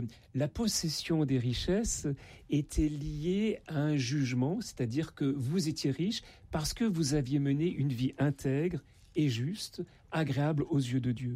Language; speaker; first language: French; native; French